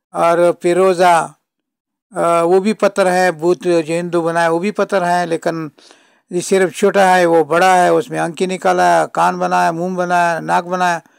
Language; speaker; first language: Urdu; non-native, local second language; Pashto